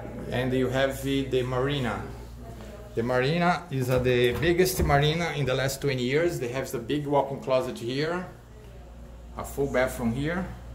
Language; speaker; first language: English; non-native, fluent; Portuguese